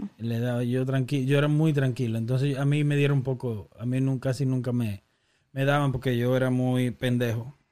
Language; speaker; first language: Spanish; native; Spanish